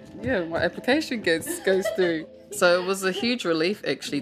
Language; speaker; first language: English; non-native, local second language; Māori